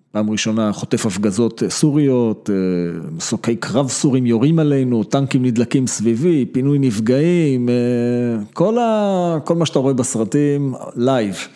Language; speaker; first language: Hebrew; native; Hebrew